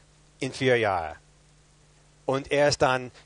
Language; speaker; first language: German; non-native, fluent; English